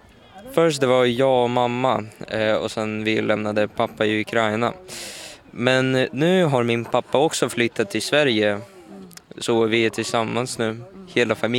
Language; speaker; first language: Swedish; early bilingual, other home language; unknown